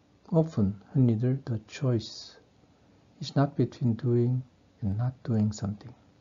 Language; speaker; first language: English; non-native, fluent; Korean